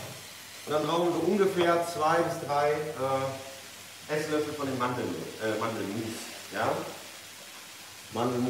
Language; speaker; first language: German; native; German